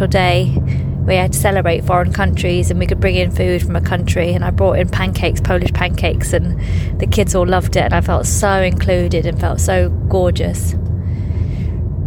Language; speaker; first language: English; non-native, local second language; Polish